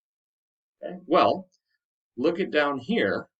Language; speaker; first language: English; native; English